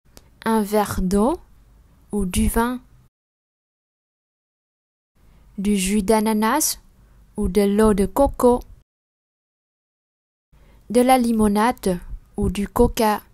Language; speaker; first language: French; non-native, fluent; Vietnamese